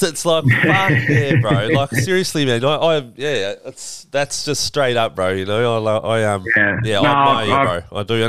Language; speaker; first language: English; native; English